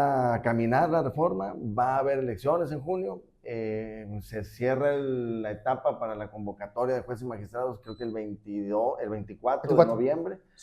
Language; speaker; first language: Spanish; native; Spanish